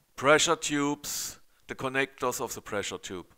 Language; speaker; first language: English; non-native, learner; German